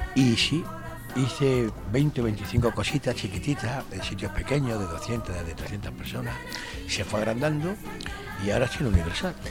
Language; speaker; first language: Spanish; native; Spanish